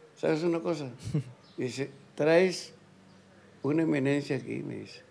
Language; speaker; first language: Spanish; native; Spanish